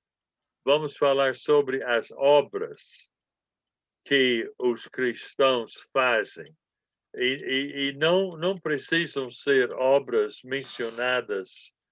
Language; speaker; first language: Portuguese; non-native, fluent; English